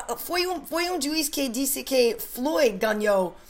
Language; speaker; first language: Portuguese; non-native, learner; English